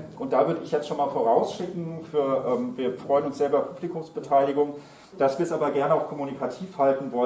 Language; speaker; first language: German; native; German